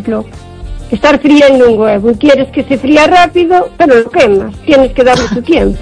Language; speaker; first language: Spanish; native; Spanish